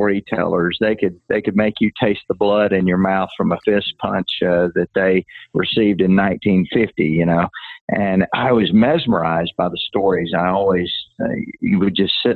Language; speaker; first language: English; native; English